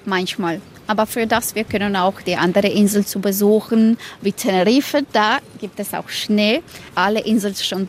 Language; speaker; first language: German; non-native, fluent; Croatian